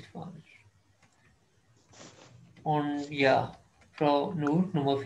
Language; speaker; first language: German; non-native, fluent; Urdu